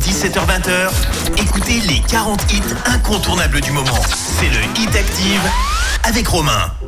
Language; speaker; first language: French; native; French